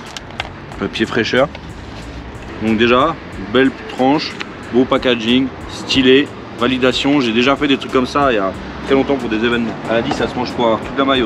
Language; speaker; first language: French; native; French